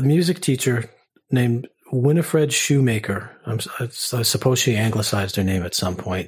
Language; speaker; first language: English; native; English